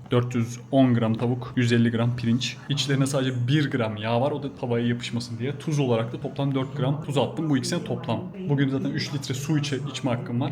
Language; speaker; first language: Turkish; native; Turkish